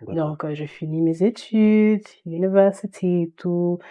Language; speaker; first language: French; early bilingual, heritage; French